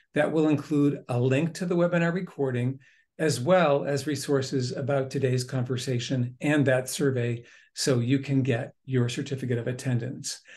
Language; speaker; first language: English; native; English